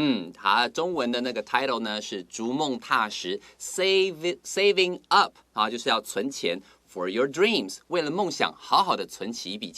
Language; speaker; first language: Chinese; native; Chinese